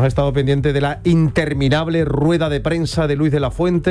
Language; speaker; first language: Spanish; native; Spanish